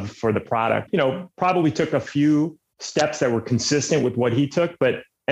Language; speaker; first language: English; native; English